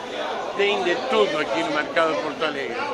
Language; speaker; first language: Portuguese; non-native, fluent; Spanish